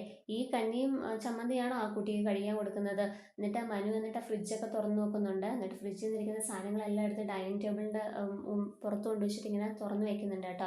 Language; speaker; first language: Malayalam; native; Malayalam